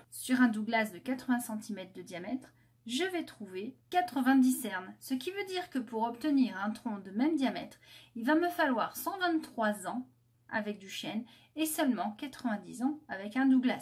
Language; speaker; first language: French; native; French